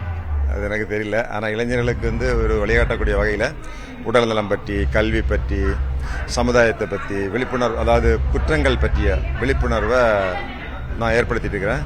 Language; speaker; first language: Tamil; native; Tamil